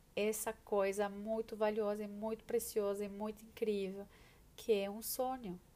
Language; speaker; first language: Portuguese; non-native, fluent; French